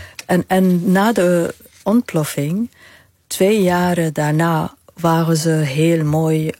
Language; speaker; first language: Dutch; non-native, fluent; Arabic